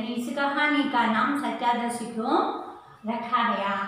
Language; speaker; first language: Hindi; non-native, local second language; Telugu